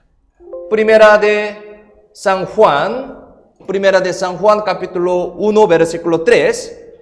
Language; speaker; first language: Spanish; non-native, fluent; Korean